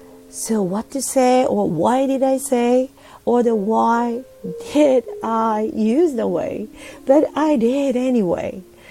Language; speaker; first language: English; non-native, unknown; Japanese